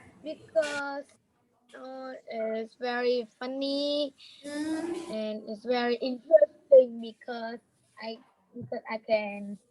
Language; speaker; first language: English; non-native, learner; Vietnamese